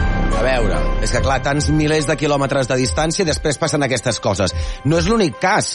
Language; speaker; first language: Catalan; native; Catalan